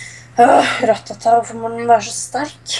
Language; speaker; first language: Norwegian; native; Norwegian